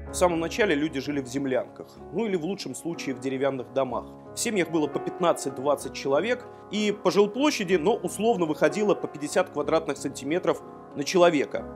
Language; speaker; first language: Russian; native; Russian